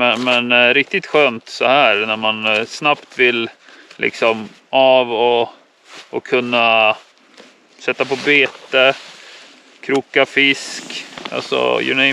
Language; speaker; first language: Swedish; native; Swedish